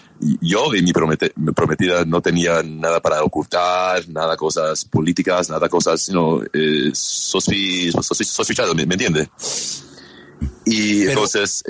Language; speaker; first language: Spanish; non-native, learner; English